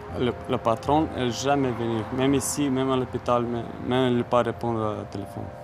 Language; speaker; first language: French; non-native, learner; Ukrainian